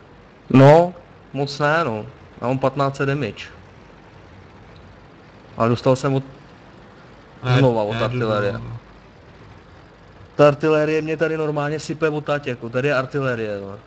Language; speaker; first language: Czech; native; Czech